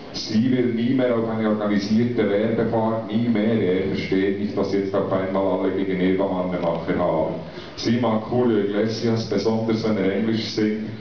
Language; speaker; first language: German; native; German